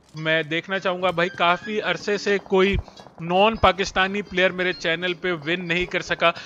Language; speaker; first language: Urdu; native; Urdu